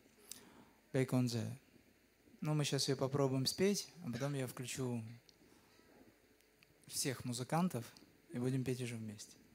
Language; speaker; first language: Russian; native; Russian